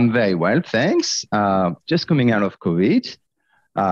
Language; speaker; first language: English; non-native, fluent; French